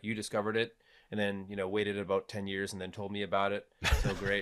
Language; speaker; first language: English; native; English